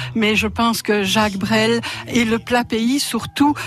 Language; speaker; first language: French; native; French